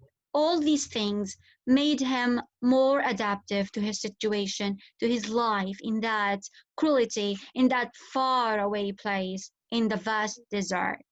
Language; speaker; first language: English; non-native, fluent; Arabic